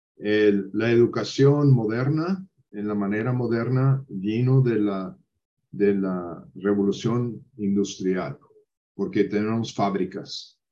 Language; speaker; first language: Spanish; non-native, fluent; English